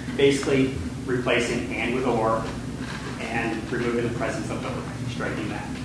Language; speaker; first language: English; native; English